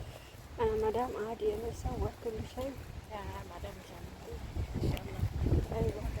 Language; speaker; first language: Arabic; non-native, learner; Amharic